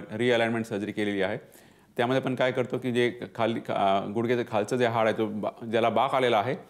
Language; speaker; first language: Marathi; non-native, local second language; Punjabi